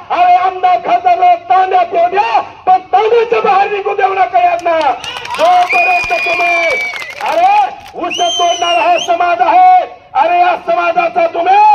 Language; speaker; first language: Marathi; non-native, local second language; Lambadi